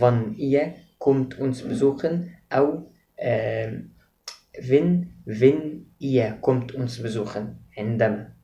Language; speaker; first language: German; non-native, fluent; Arabic